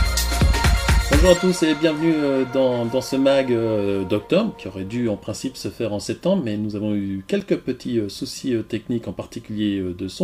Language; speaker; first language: French; native; French